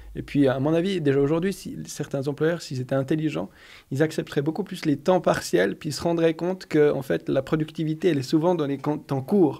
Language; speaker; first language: French; native; French